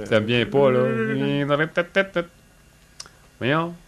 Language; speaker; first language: French; native; French